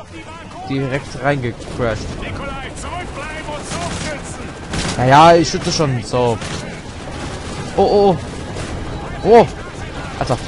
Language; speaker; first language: German; native; German